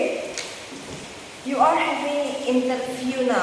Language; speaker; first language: English; non-native, fluent; Indonesian